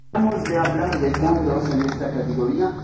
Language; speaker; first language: Spanish; non-native, fluent; French